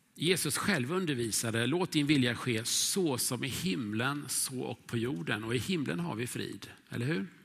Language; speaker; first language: Swedish; native; Swedish